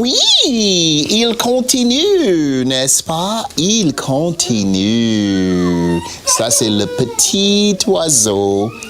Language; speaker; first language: French; non-native, fluent; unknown